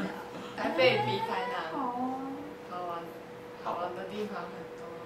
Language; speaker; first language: Chinese; non-native, learner; Japanese